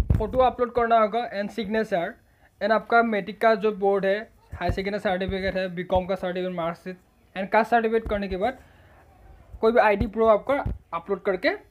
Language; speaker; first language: Hindi; non-native, local second language; Assamese